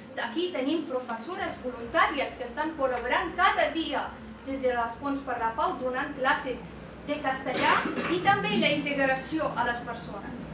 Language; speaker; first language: Catalan; non-native, fluent; Persian